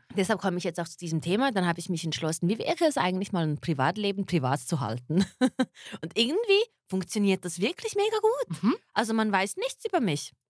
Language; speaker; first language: German; native; German